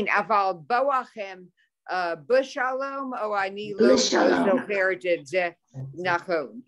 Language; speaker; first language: Hebrew; non-native, learner; English